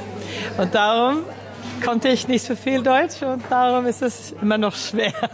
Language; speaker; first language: German; early bilingual, heritage; Swedish